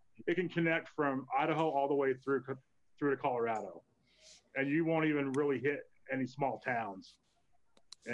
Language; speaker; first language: English; native; English